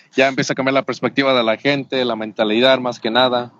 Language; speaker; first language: Spanish; native; Spanish